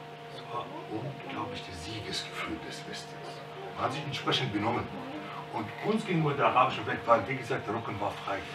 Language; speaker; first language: German; non-native, fluent; Arabic